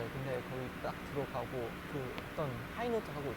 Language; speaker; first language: Korean; non-native, learner; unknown